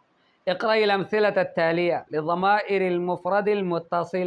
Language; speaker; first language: Arabic; non-native, fluent; Urdu